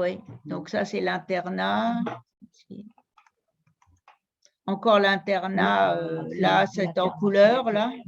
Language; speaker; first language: French; native; French